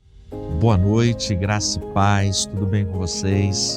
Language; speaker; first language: Portuguese; native; Portuguese